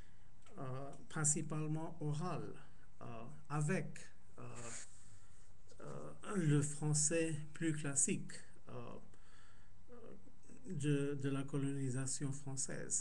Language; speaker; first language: French; non-native, fluent; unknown